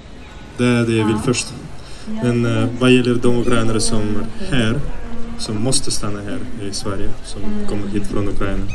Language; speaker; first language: Swedish; non-native, fluent; Ukrainian